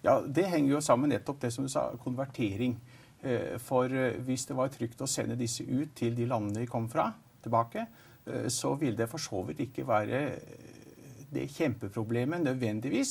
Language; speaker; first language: Norwegian; native; Norwegian